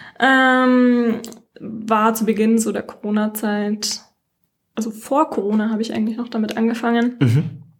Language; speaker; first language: German; native; German